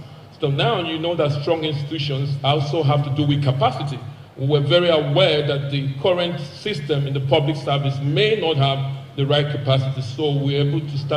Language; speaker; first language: English; non-native, local second language; Igbo